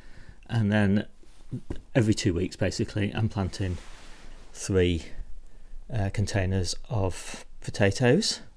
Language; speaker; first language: English; native; English